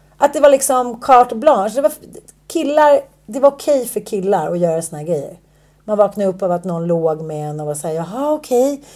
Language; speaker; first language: Swedish; native; Swedish